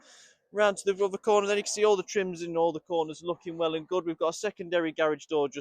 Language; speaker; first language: English; native; English